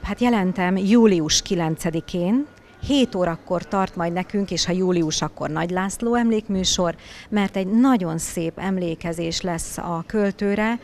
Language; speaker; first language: Hungarian; native; Hungarian